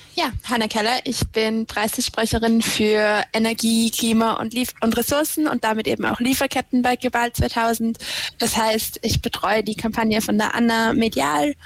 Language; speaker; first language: German; native; German